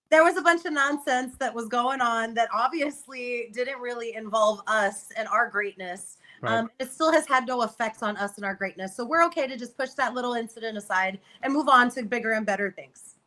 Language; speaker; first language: English; native; English